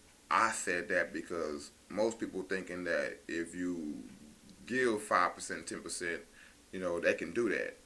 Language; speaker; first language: English; native; English